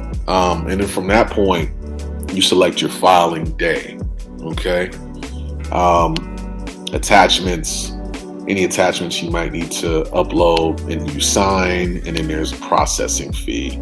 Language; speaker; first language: English; native; English